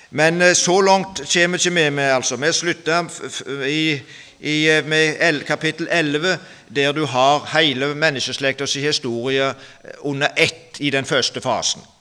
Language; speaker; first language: Norwegian; native; Norwegian